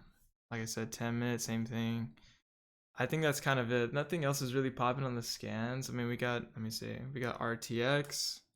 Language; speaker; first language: English; native; English